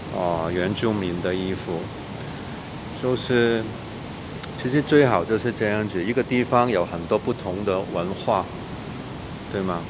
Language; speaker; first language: Chinese; non-native, local second language; Cantonese